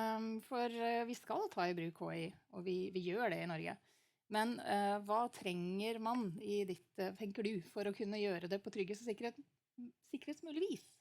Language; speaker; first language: Norwegian; native; Norwegian